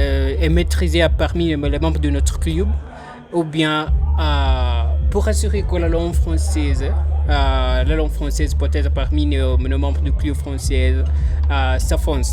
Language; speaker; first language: French; non-native, learner; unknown